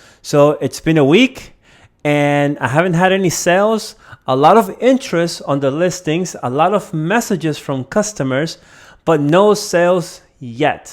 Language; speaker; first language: English; native; English